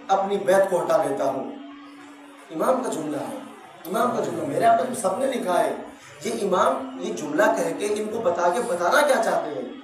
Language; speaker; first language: Urdu; native; Urdu